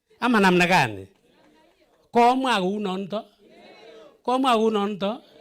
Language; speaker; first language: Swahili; non-native, local second language; Kalenjin